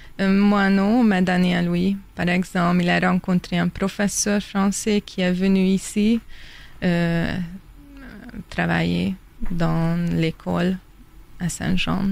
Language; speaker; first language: French; non-native, fluent; Hungarian